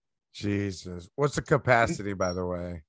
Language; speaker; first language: English; early bilingual, other home language; Spanish